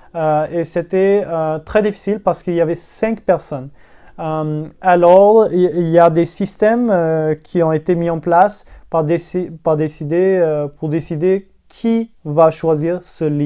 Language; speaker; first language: French; non-native, learner; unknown